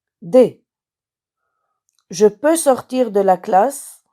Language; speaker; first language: French; non-native, local second language; Arabic